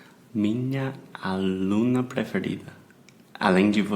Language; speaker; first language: Portuguese; non-native, fluent; English